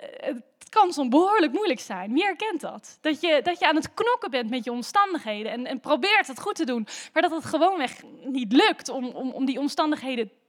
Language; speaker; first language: Dutch; native; Dutch